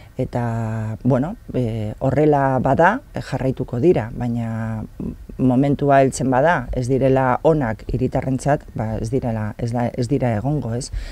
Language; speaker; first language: Basque; non-native, local second language; Spanish